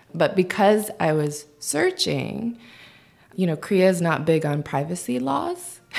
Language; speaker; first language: English; early bilingual, other home language; Korean